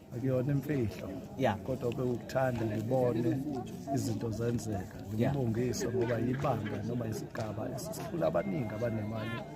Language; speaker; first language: Zulu; native; Zulu